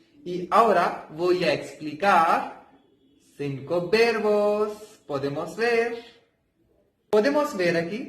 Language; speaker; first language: Spanish; non-native, fluent; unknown